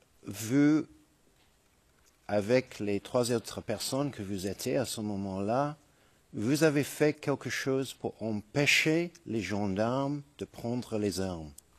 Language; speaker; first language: French; non-native, fluent; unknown